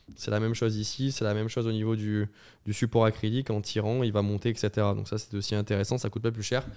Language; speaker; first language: French; native; French